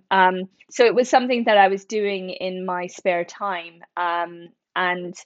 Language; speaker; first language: English; native; English